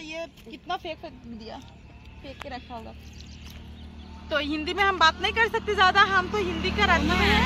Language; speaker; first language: Hindi; non-native, local second language; Bangla